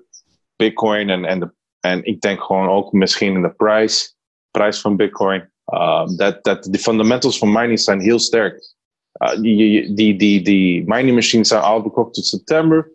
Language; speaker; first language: Dutch; non-native, learner; Spanish